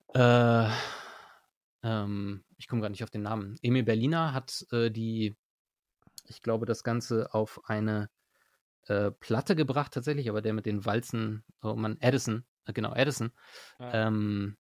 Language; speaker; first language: German; native; German